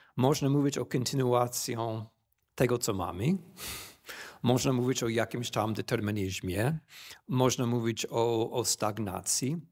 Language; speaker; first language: Polish; non-native, fluent; English